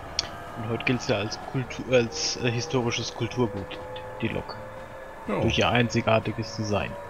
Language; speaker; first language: German; native; German